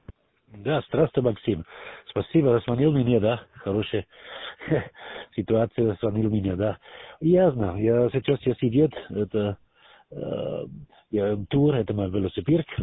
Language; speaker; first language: Russian; non-native, learner; German